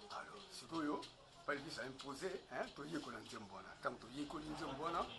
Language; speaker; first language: Lingala; non-native, local second language; Kongo